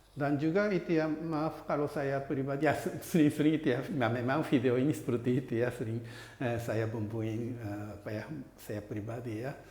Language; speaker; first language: Indonesian; non-native, fluent; Japanese